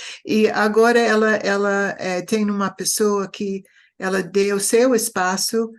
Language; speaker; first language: Portuguese; non-native, fluent; English